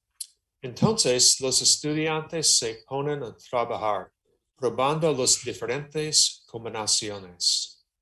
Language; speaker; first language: Spanish; non-native, learner; English